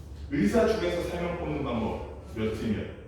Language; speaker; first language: Korean; native; Korean